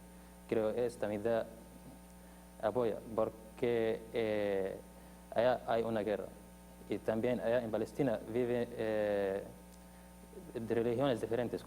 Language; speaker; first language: Spanish; non-native, fluent; Arabic